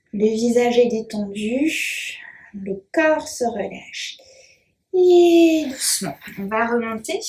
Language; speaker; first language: French; native; French